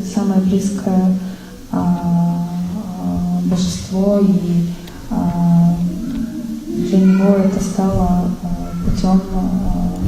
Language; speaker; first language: Russian; native; Russian